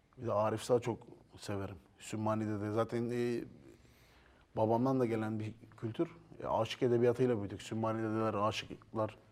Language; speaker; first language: Turkish; native; Turkish